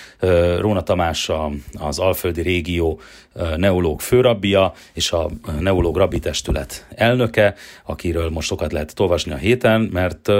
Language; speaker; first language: Hungarian; native; Hungarian